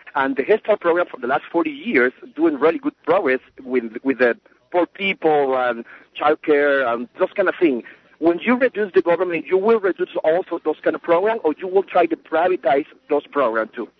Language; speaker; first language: English; non-native, learner; Spanish